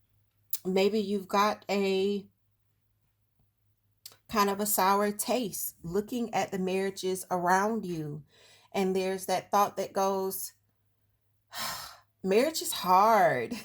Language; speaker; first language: English; native; English